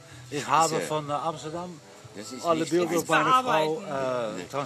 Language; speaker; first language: German; non-native, learner; Dutch